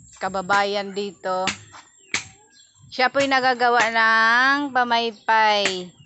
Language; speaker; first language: Filipino; native; Filipino